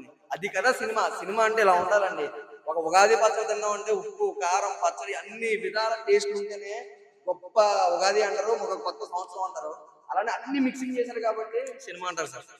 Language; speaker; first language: Telugu; native; Telugu